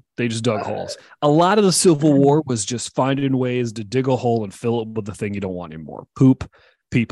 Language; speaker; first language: English; native; English